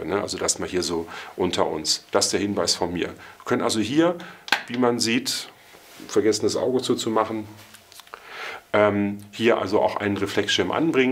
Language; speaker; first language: German; native; German